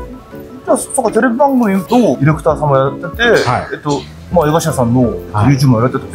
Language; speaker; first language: Japanese; native; Japanese